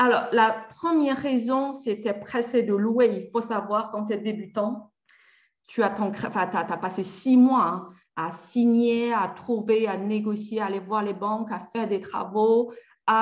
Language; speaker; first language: French; native; French